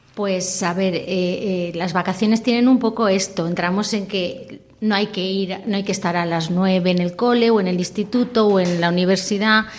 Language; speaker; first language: Spanish; non-native, local second language; Catalan